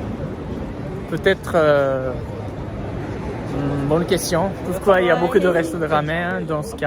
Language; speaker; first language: French; non-native, fluent; Japanese